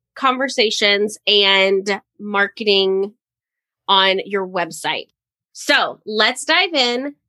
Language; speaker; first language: English; native; English